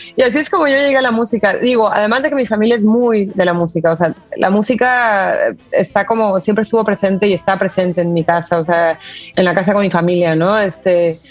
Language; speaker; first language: Spanish; native; Spanish